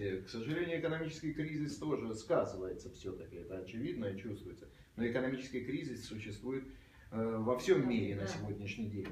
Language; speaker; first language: Russian; native; Russian